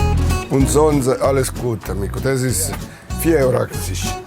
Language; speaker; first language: German; non-native, learner; Italian